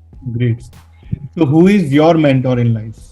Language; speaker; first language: English; non-native, local second language; Hindi